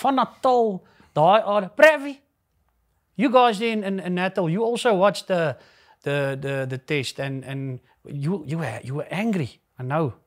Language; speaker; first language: English; non-native, local second language; Afrikaans